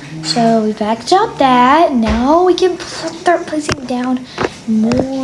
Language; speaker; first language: English; native; English